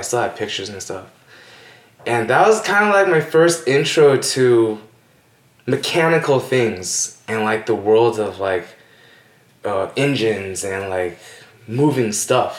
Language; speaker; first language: English; native; English